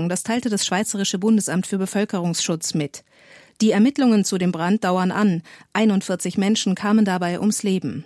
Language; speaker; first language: German; native; German